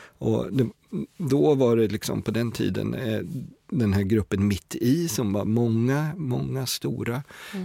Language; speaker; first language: Swedish; native; Swedish